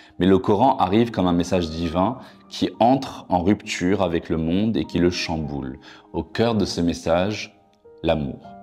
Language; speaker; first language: French; non-native, local second language; Arabic